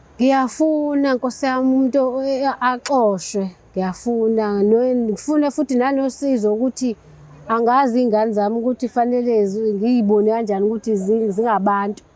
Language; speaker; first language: Zulu; native; Zulu